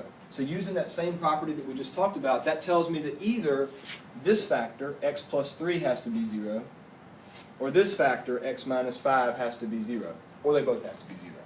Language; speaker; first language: English; native; English